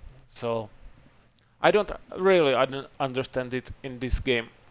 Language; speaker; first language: English; non-native, learner; Czech